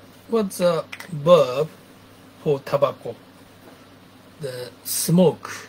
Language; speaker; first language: English; non-native, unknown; Japanese